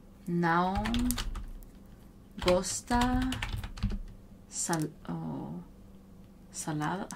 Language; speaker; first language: Portuguese; non-native, learner; English